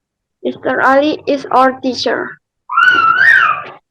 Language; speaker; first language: English; non-native, learner; Indonesian